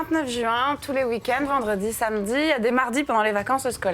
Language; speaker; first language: French; native; French